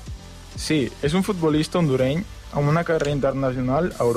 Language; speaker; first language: Catalan; non-native, learner; Spanish